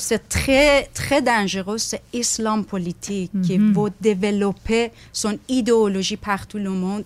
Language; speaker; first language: French; non-native, fluent; Persian